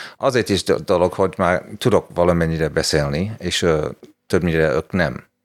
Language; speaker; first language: Hungarian; non-native, fluent; English